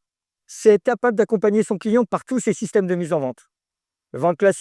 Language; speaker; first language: French; native; French